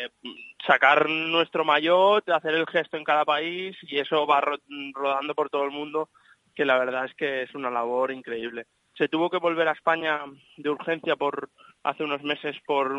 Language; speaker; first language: Spanish; native; Spanish